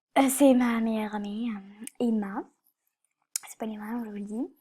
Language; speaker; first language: French; native; French